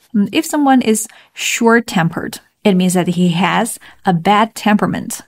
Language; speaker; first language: English; non-native, fluent; Chinese